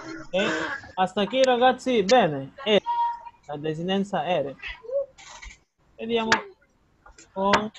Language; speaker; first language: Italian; non-native, learner; Spanish